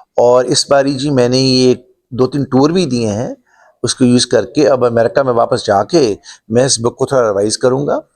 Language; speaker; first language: Hindi; non-native, local second language; Punjabi